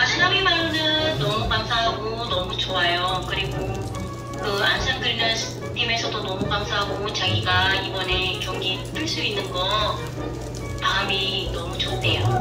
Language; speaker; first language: Korean; non-native, fluent; Indonesian